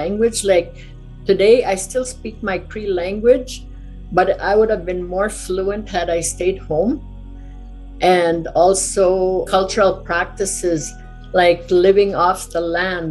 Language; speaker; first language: English; non-native, fluent; Cree